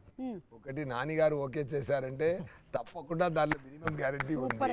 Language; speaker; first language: Telugu; non-native, learner; Tamil